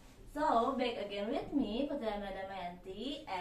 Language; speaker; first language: English; non-native, learner; Indonesian